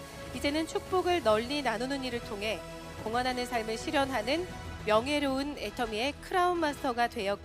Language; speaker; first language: Korean; native; Korean